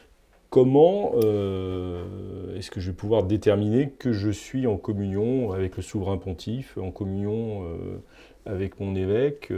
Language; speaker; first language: French; native; French